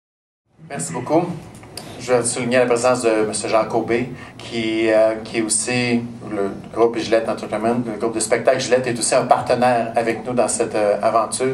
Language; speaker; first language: French; native; French